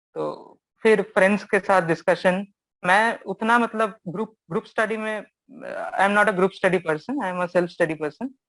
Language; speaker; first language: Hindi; non-native, local second language; Bangla